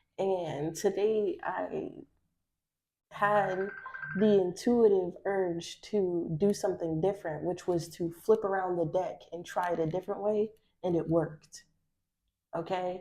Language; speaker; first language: English; native; English